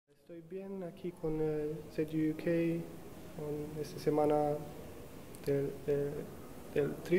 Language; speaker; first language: Spanish; non-native, learner; English